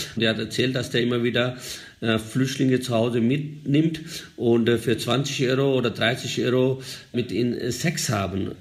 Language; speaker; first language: German; non-native, fluent; Urdu